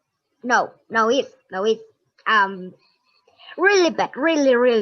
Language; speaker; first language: English; non-native, learner; Spanish